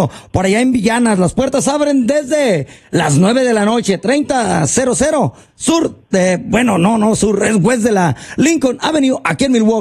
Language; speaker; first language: Spanish; native; Spanish